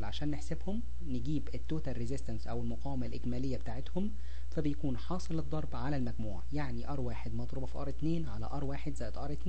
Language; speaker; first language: Arabic; native; Arabic